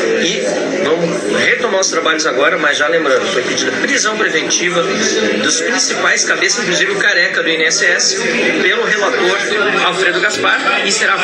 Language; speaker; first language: Portuguese; native; Portuguese